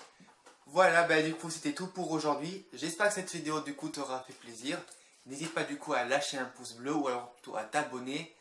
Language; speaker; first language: French; native; French